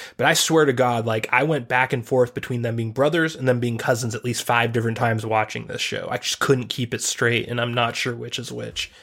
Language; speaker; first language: English; native; English